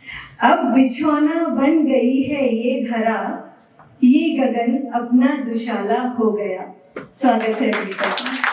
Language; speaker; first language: Hindi; native; Hindi